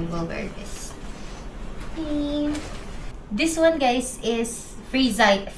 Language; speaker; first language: English; non-native, local second language; Filipino